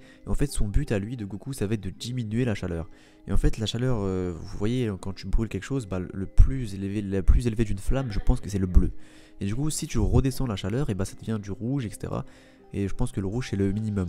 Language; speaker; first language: French; native; French